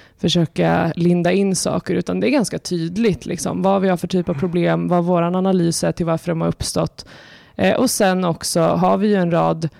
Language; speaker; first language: Swedish; native; Swedish